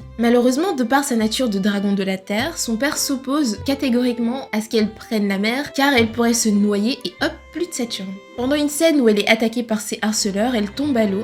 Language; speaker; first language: French; native; French